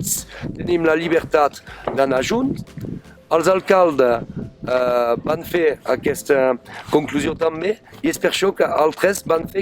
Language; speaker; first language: Catalan; non-native, fluent; French